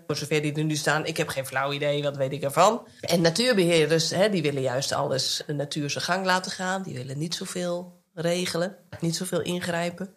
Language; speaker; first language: Dutch; native; Dutch